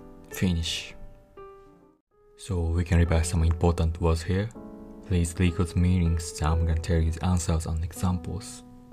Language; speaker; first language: English; non-native, fluent; Japanese